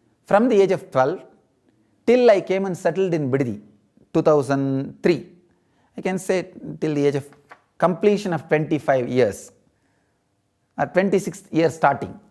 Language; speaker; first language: English; non-native, local second language; Tamil